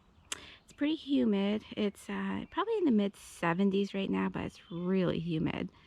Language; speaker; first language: English; native; English